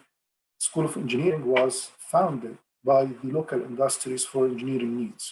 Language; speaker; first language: English; non-native, fluent; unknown